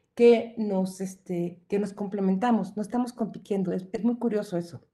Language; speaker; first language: Spanish; native; Spanish